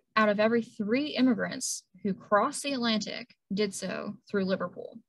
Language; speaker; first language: English; native; English